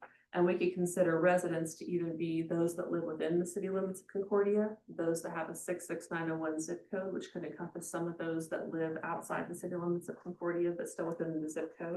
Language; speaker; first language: English; native; English